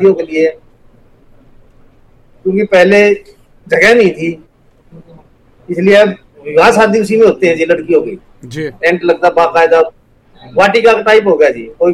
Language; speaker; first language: Hindi; native; Hindi